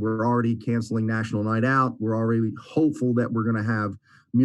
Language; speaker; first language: English; native; English